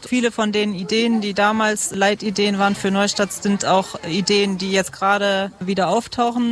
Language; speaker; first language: German; native; German